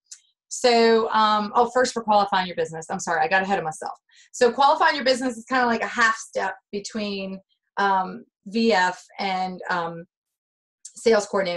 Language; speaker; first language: English; native; English